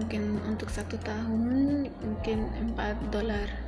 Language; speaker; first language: Indonesian; non-native, learner; Arabic